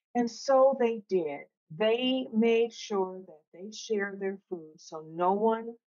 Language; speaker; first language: English; native; English